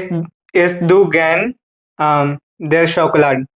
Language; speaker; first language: German; non-native, learner; Hindi